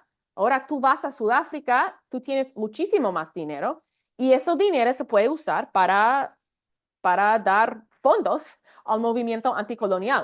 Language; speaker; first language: Spanish; non-native, fluent; English